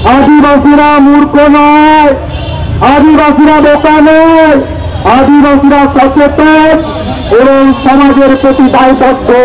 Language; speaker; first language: Bangla; non-native, local second language; Santali